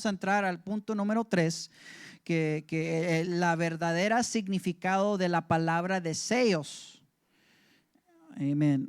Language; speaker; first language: Spanish; early bilingual, heritage; English